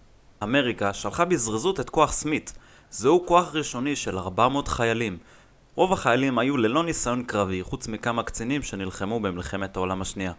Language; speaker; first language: Hebrew; native; Hebrew